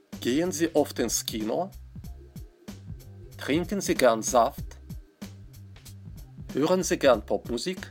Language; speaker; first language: German; non-native, fluent; Russian